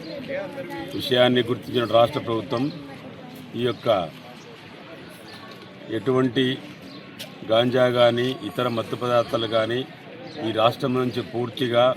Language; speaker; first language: Telugu; native; Telugu